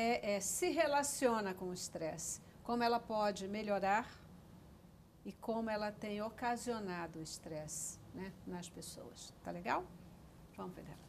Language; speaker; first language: Portuguese; native; Portuguese